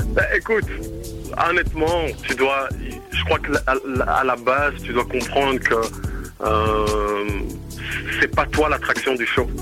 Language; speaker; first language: French; native; French